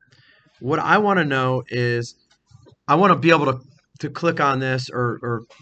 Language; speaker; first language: English; native; English